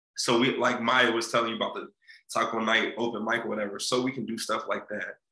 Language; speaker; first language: English; native; English